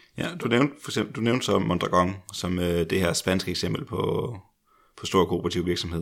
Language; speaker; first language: Danish; native; Danish